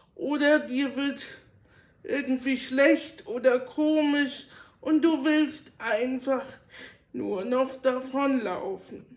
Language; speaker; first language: German; native; German